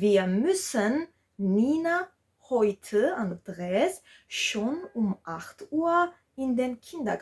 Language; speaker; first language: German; non-native, fluent; Georgian